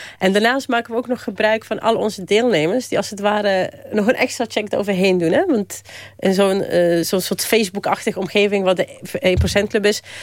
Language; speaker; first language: Dutch; early bilingual, other home language; Polish